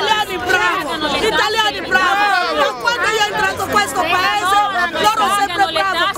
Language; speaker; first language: Italian; non-native, learner; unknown